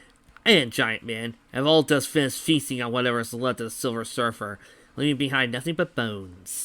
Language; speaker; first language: English; native; English